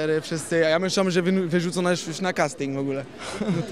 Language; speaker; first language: Polish; non-native, fluent; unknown